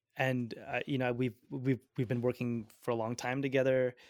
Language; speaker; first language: English; early bilingual, other home language; Gujarati